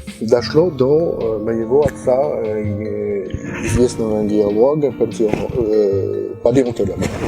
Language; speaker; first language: Russian; early bilingual, heritage; Russian